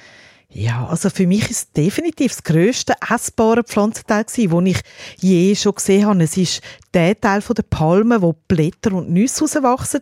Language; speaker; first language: German; native; German